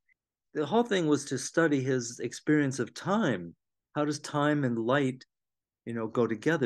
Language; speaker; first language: English; native; English